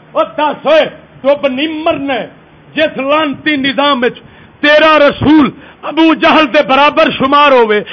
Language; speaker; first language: Urdu; non-native, local second language; Punjabi